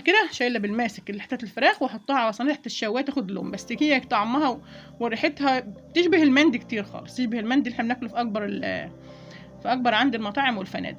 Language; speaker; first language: Arabic; native; Arabic